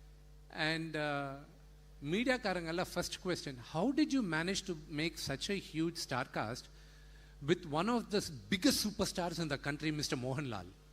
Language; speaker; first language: Tamil; non-native, local second language; Telugu